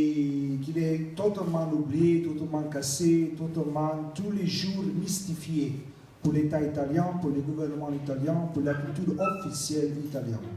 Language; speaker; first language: French; non-native, learner; Italian